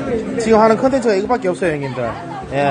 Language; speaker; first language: Korean; native; Korean